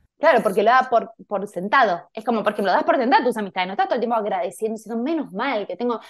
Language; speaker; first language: Spanish; native; Spanish